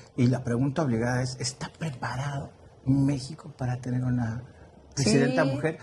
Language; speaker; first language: Spanish; native; Spanish